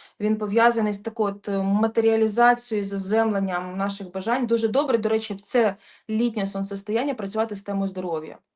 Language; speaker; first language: Ukrainian; non-native, local second language; Russian